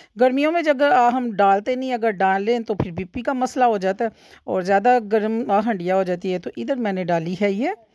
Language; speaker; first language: Urdu; non-native, local second language; Punjabi